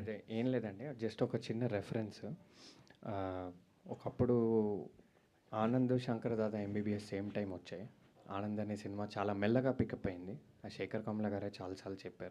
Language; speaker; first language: Telugu; native; Telugu